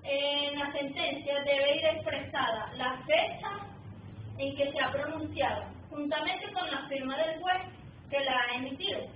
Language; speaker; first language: Spanish; native; Spanish